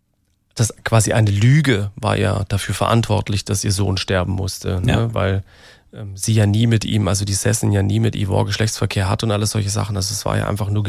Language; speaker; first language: German; native; German